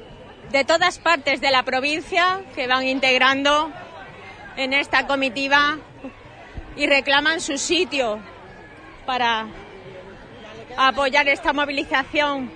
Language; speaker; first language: Spanish; native; Spanish